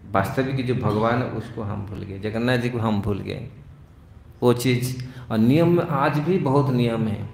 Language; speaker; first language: Hindi; non-native, local second language; Odia